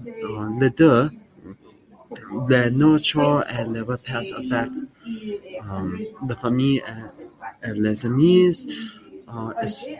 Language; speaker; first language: French; non-native, learner; English